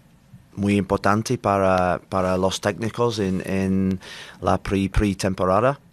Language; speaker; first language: Spanish; non-native, learner; English